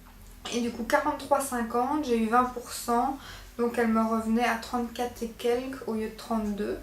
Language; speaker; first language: French; native; French